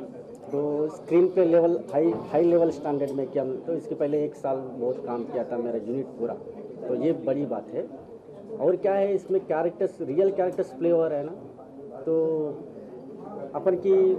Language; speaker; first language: Hindi; non-native, local second language; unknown